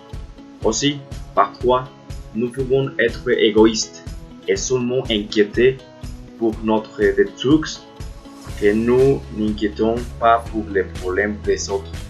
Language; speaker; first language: French; non-native, learner; Spanish